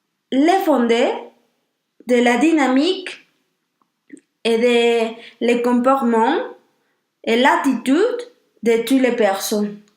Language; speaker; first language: French; non-native, learner; Spanish